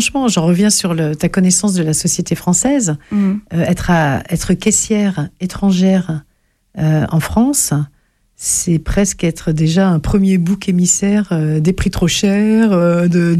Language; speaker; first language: French; native; French